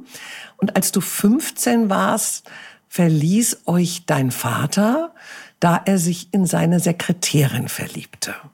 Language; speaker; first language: German; native; German